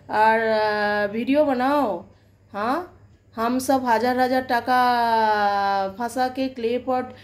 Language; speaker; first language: Hindi; non-native, local second language; Bangla